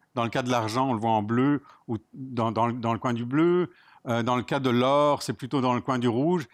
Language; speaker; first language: French; native; French